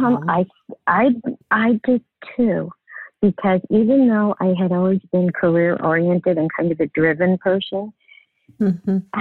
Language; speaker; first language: English; native; English